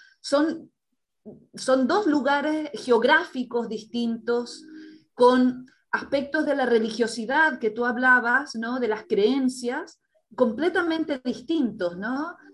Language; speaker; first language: Spanish; native; Spanish